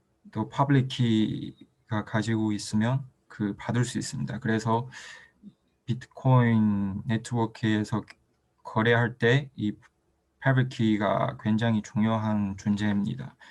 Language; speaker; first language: Korean; non-native, fluent; Chinese